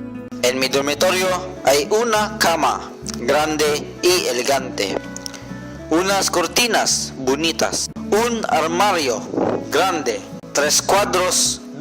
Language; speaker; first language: Spanish; non-native, learner; Cebuano